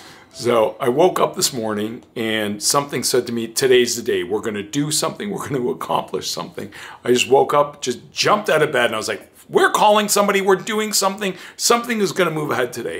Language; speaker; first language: English; early bilingual, other home language; Greek